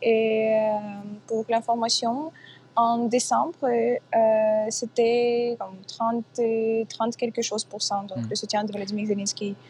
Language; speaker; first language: French; non-native, fluent; Ukrainian